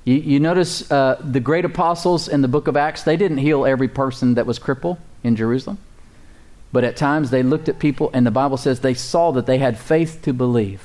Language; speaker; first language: English; native; English